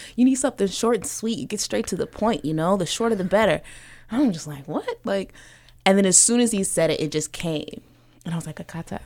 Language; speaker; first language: English; early bilingual, other home language; Yoruba